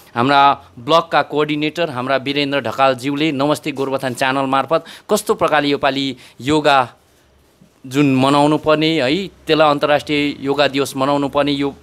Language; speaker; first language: Nepali; native; Nepali